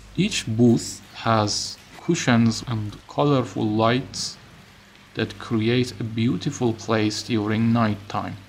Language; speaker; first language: English; non-native, fluent; Persian